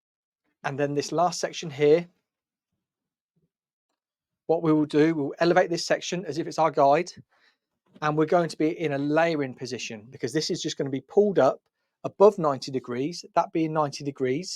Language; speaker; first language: English; native; English